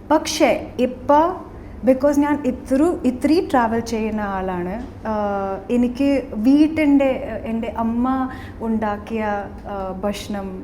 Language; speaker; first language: Malayalam; early bilingual, heritage; English